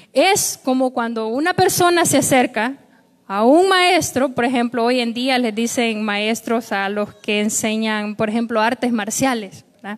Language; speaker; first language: Spanish; native; Spanish